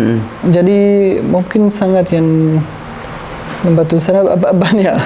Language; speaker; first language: Indonesian; non-native, learner; Arabic